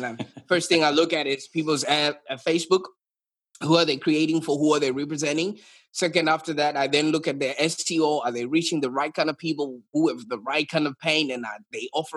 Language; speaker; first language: English; non-native, local second language; Shona